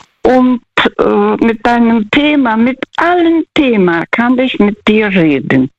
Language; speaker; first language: German; non-native, fluent; Russian